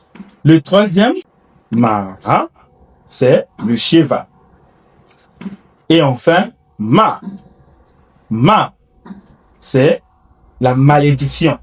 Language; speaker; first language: French; non-native, fluent; Chinese